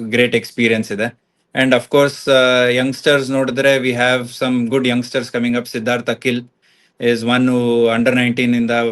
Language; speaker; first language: Kannada; native; Kannada